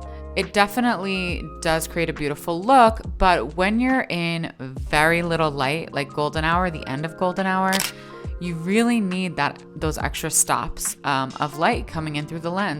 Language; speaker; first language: English; native; English